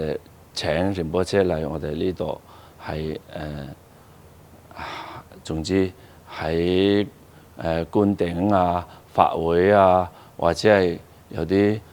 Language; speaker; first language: Cantonese; non-native, fluent; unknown